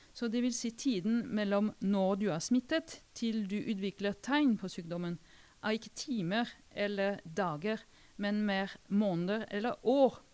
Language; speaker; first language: Norwegian; non-native, fluent; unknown